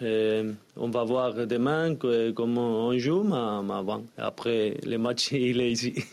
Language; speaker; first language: French; non-native, learner; Spanish